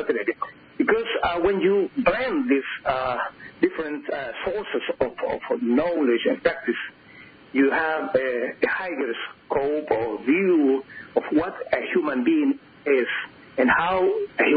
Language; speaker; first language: English; non-native, fluent; Spanish